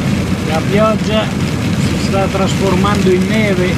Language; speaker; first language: Italian; native; Italian